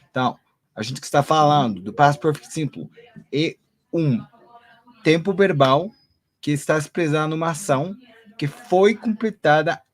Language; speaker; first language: Portuguese; non-native, learner; Spanish